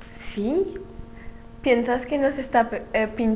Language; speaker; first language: Spanish; non-native, learner; French